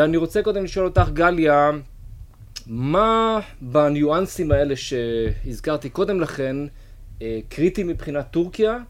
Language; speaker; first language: Hebrew; native; Hebrew